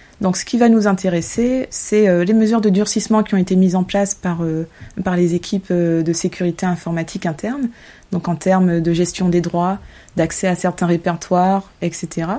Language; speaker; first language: French; native; French